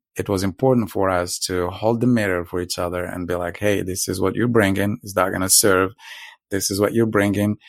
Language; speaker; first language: English; non-native, fluent; Arabic